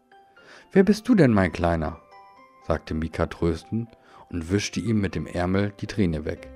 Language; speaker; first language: German; native; German